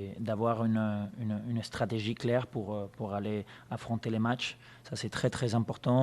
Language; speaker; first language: French; non-native, fluent; Spanish